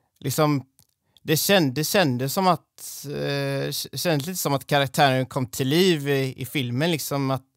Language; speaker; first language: Swedish; native; Swedish